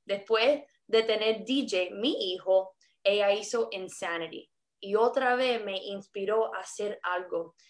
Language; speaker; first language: Spanish; early bilingual, heritage; English